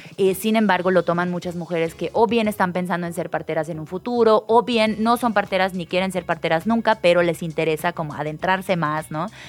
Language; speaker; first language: Spanish; native; Spanish